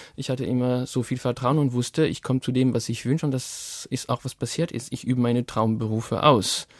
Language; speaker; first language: German; non-native, fluent; French